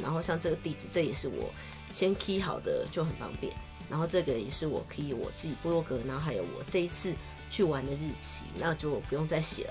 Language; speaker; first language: Chinese; native; Chinese